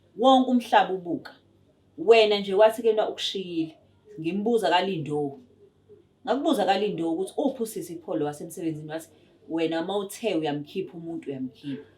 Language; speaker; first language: Zulu; native; Zulu